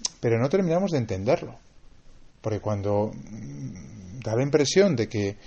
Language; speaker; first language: Spanish; native; Spanish